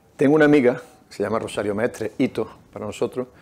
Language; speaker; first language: Spanish; native; Spanish